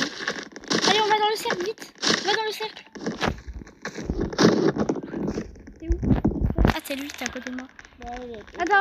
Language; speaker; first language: French; native; French